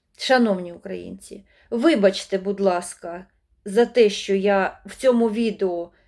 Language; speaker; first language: Ukrainian; non-native, local second language; Russian